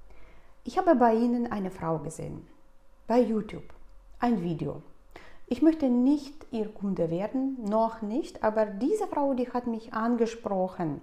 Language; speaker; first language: German; non-native, fluent; Russian